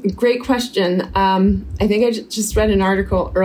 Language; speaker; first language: English; native; English